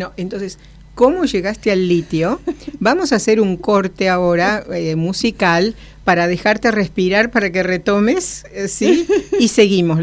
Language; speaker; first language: Spanish; native; Spanish